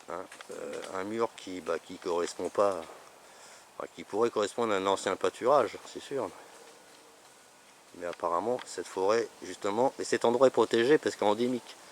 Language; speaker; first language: French; native; French